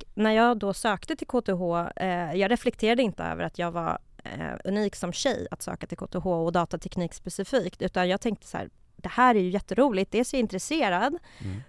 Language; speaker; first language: Swedish; early bilingual, other home language; Kurdish